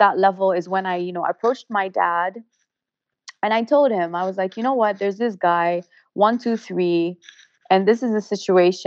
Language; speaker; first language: English; non-native, local second language; Arabic